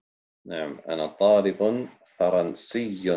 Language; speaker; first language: Arabic; non-native, fluent; English